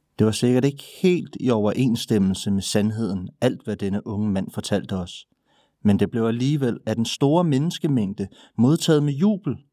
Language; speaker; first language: Danish; native; Danish